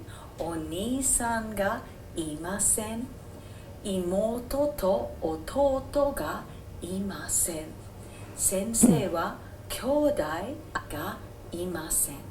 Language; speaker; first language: Japanese; non-native, fluent; English